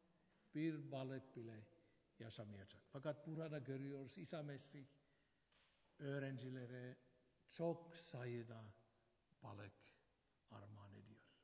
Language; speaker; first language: Turkish; non-native, fluent; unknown